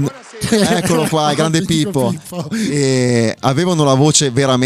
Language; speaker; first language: Italian; native; Italian